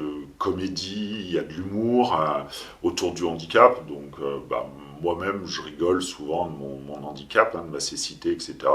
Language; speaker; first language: French; native; French